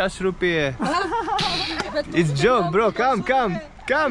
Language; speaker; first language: English; non-native, learner; Russian